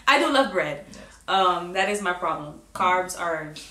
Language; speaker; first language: English; native; English